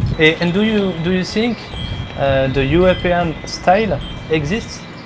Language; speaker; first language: English; non-native, learner; French